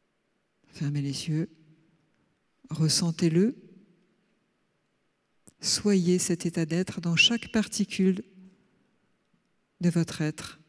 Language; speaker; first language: French; native; French